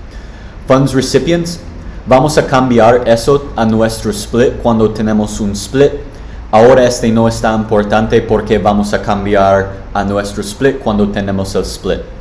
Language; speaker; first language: Spanish; non-native, learner; English